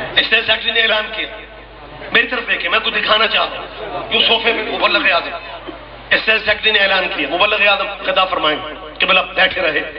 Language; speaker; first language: Urdu; non-native, local second language; Punjabi